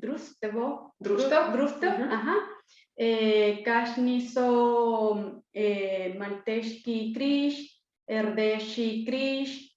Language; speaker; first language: Slovenian; non-native, learner; Spanish